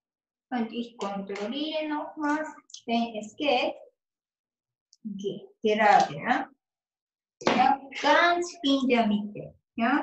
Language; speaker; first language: German; non-native, learner; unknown